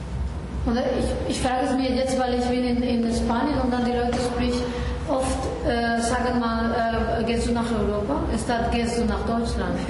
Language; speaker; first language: German; non-native, fluent; Spanish